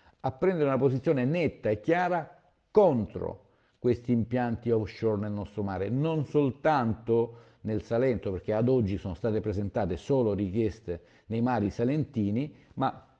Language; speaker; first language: Italian; native; Italian